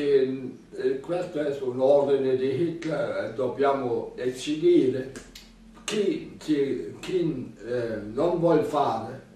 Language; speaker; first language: Italian; non-native, fluent; German